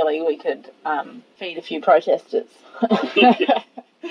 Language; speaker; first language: English; native; English